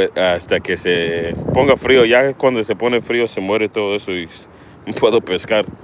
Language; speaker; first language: Spanish; early bilingual, heritage; Spanish